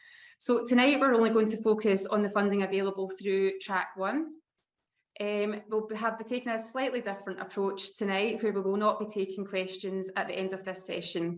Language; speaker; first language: English; native; English